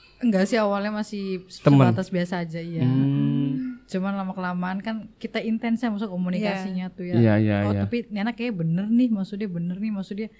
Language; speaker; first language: Indonesian; native; Indonesian